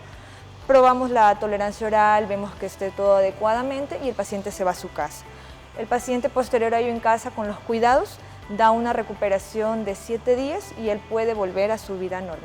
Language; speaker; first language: Spanish; native; Spanish